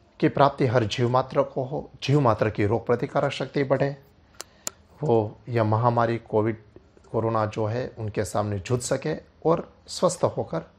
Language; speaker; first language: Hindi; non-native, local second language; Gujarati